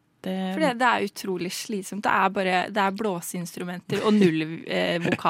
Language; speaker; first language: Norwegian; native; Norwegian